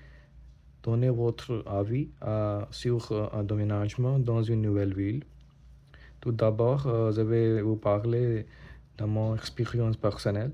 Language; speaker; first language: French; non-native, learner; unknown